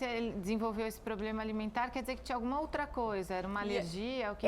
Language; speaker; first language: Portuguese; native; Portuguese